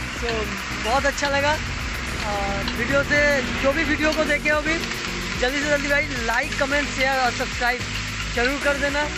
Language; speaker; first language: Hindi; non-native, local second language; Bangla